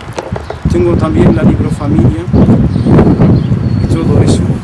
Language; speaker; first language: Spanish; non-native, learner; Arabic